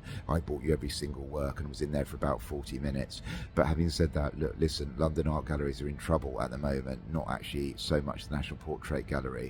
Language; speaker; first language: English; native; English